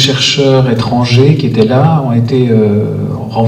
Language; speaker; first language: French; native; French